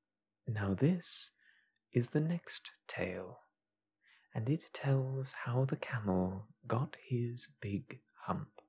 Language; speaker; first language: English; native; English